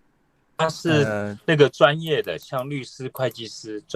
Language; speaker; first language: Chinese; native; Chinese